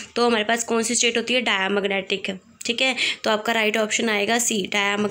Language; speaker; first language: Hindi; non-native, local second language; Punjabi